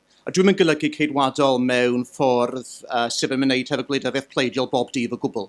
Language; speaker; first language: Welsh; native; Welsh